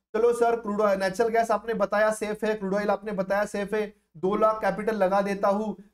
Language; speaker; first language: Hindi; non-native, local second language; Marathi